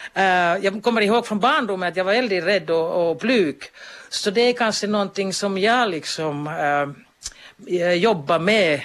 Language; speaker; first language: Swedish; non-native, local second language; Finnish